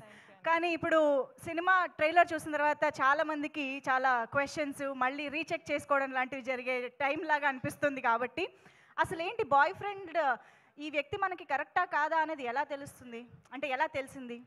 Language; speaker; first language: Telugu; native; Telugu